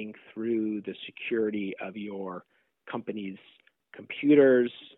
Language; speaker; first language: English; native; English